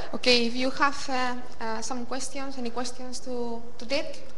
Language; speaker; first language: English; non-native, fluent; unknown